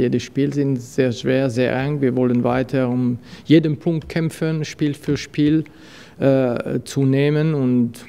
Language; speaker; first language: German; non-native, fluent; French